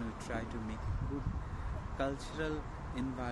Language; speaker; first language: English; non-native, learner; Bangla